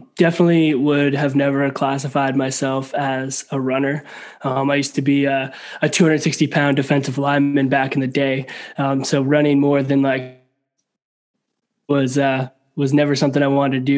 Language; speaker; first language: English; native; English